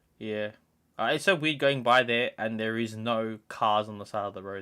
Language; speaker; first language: English; native; English